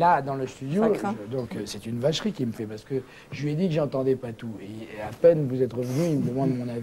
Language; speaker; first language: French; native; French